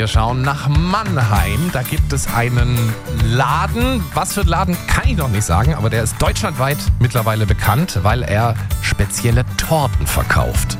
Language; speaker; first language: German; native; German